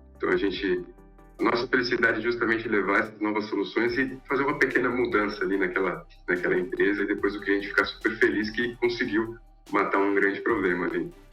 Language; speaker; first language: Portuguese; native; Portuguese